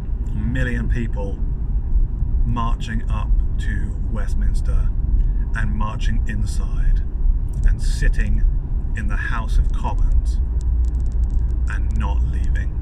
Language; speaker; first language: English; native; English